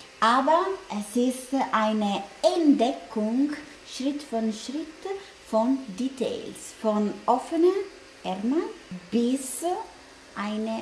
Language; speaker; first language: German; non-native, learner; Italian